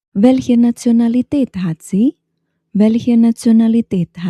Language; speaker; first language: German; non-native, fluent; Indonesian